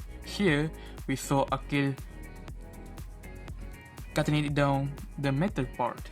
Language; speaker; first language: English; non-native, local second language; Malay